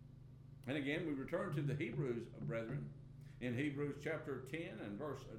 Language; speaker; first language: English; native; English